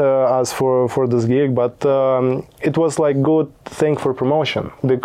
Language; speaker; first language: English; non-native, fluent; Russian